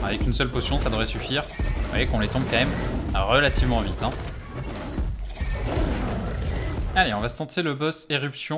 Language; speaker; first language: French; native; French